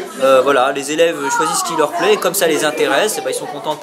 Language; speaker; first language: French; native; French